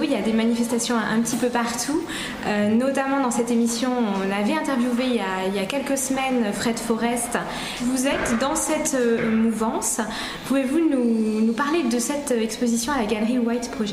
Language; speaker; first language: French; native; French